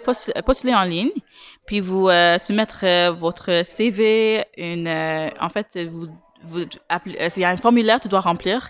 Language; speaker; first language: French; native; French